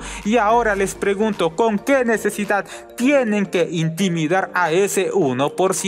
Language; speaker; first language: Spanish; native; Spanish